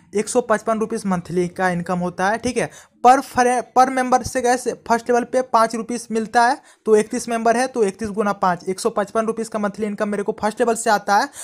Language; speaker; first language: Hindi; non-native, local second language; Punjabi